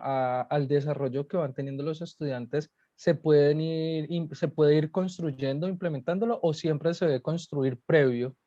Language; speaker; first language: Spanish; native; Spanish